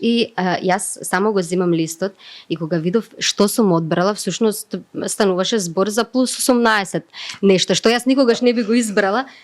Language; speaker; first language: Macedonian; native; Macedonian